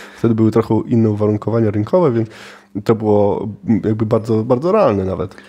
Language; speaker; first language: Polish; native; Polish